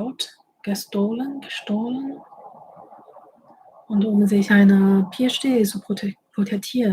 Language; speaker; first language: German; non-native, fluent; Chinese